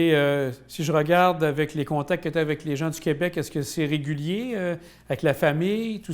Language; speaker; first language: French; native; French